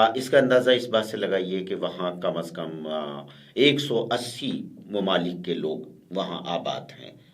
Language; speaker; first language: Urdu; native; Urdu